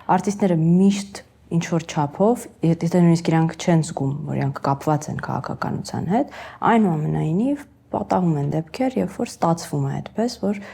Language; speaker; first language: Armenian; native; Armenian